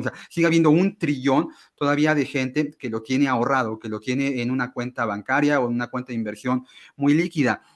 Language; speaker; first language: Spanish; native; Spanish